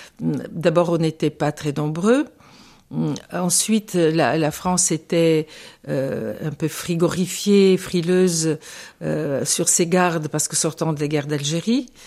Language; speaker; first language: French; non-native, fluent; Bulgarian